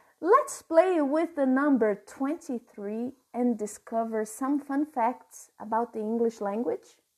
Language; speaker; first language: English; non-native, fluent; Portuguese